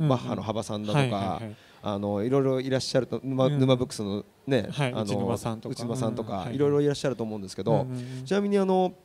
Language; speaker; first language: Japanese; native; Japanese